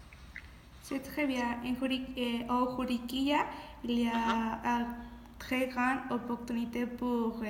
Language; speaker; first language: French; non-native, learner; Spanish